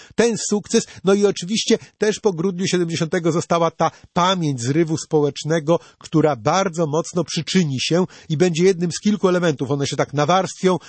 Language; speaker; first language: Polish; native; Polish